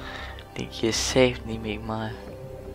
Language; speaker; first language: Danish; native; Danish